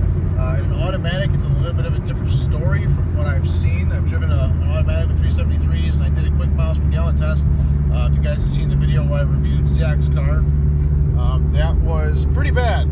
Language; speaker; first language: English; native; English